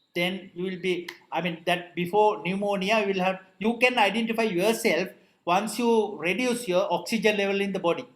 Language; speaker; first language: English; non-native, local second language; Sinhala